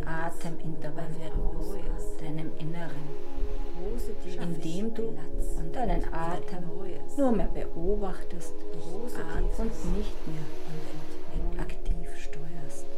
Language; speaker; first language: German; native; German